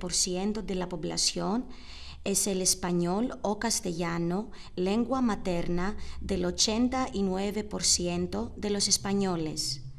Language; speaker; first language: Spanish; non-native, learner; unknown